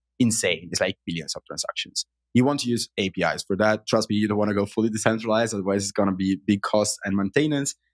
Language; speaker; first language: English; non-native, fluent; Italian